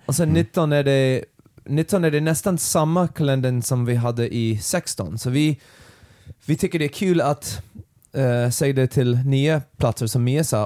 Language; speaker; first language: Swedish; non-native, learner; English